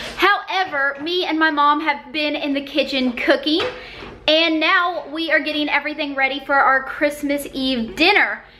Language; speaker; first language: English; native; English